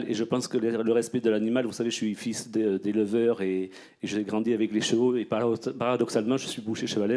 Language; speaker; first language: French; native; French